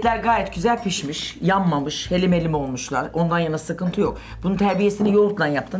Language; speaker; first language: Turkish; native; Turkish